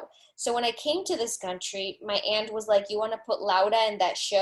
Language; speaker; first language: English; early bilingual, other home language; Spanish